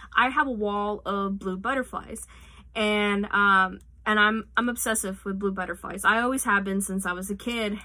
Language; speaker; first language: English; native; English